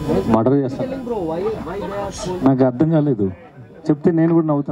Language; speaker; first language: Telugu; non-native, learner; Tamil